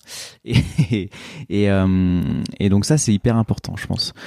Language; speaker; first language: French; native; French